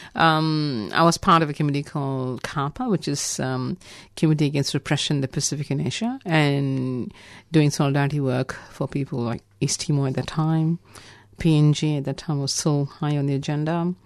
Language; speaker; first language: English; non-native, local second language; Tamil